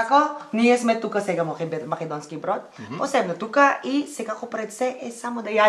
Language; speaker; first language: Macedonian; non-native, learner; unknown